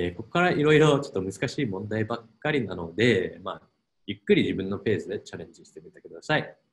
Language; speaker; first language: Japanese; non-native, fluent; English